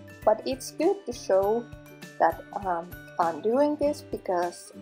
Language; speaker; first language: English; non-native, fluent; Finnish